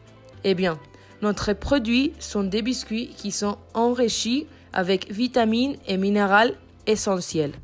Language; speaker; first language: French; non-native, learner; Spanish